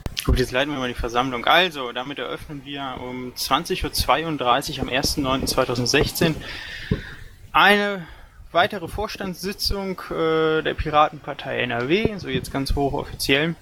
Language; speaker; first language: German; native; German